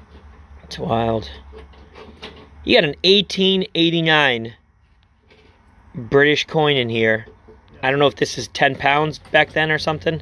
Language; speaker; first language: English; native; English